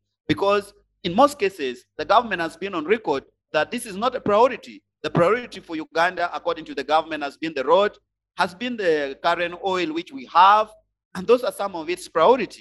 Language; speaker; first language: English; non-native, local second language; Acoli